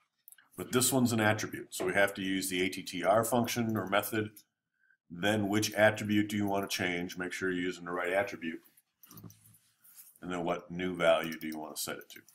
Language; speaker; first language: English; native; English